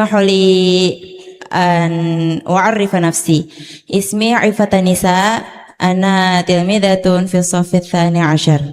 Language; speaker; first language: Arabic; non-native, learner; Indonesian